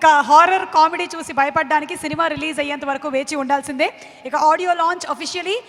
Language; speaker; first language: Telugu; native; Telugu